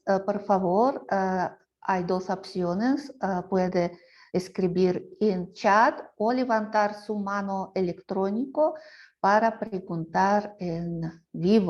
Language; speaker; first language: Spanish; non-native, fluent; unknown